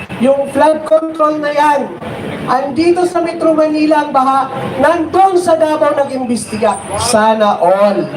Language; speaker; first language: Filipino; native; Filipino